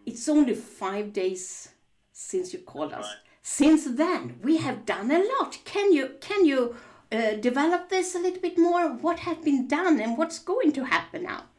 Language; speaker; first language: English; non-native, fluent; Swedish